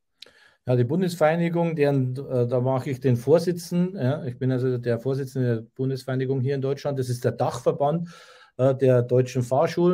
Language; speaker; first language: German; native; German